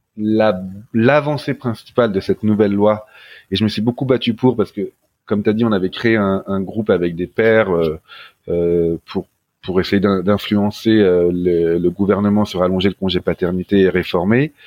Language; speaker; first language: French; native; French